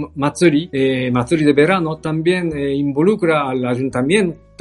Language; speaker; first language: Spanish; non-native, fluent; Japanese